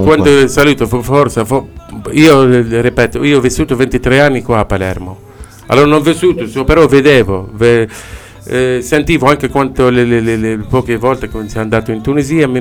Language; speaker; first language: Italian; non-native, learner; Arabic